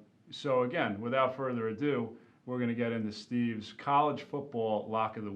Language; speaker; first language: English; native; English